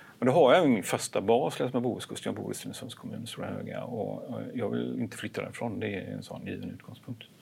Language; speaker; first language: Swedish; native; Swedish